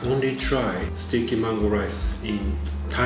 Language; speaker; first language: English; non-native, fluent; Japanese